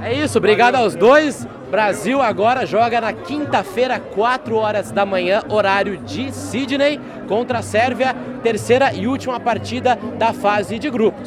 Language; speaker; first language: Portuguese; native; Portuguese